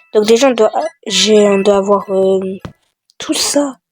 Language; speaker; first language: French; native; French